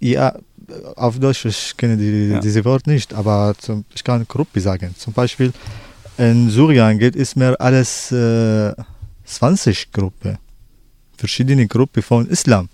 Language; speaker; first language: German; non-native, learner; Arabic